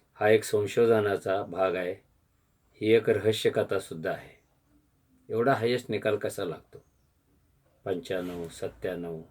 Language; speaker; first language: Marathi; native; Marathi